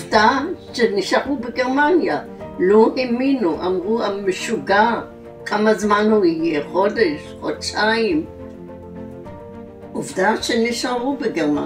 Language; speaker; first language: Hebrew; non-native, fluent; German